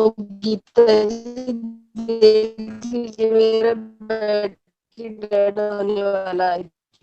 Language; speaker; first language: Hindi; native; Hindi